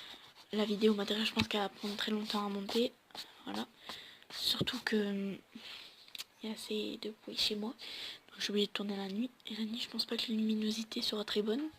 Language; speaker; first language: French; native; French